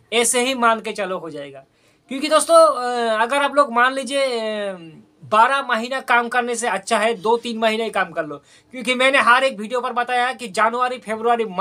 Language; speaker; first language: Hindi; non-native, local second language; Bangla